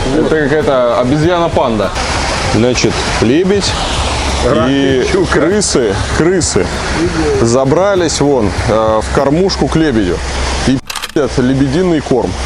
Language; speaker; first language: Russian; native; Russian